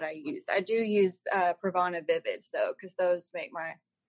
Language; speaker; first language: English; native; English